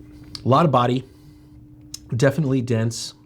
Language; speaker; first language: English; native; English